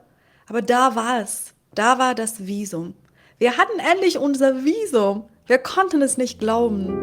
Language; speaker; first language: German; non-native, fluent; Persian